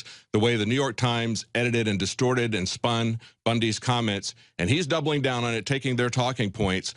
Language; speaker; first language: English; native; English